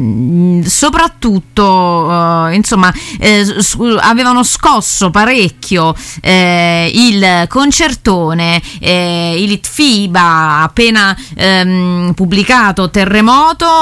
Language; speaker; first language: Italian; native; Italian